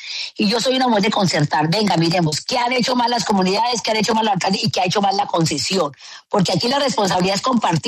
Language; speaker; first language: Spanish; native; Spanish